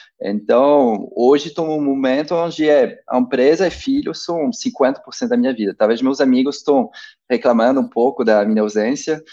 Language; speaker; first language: Portuguese; non-native, fluent; French